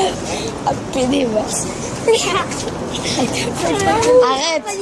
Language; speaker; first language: French; native; French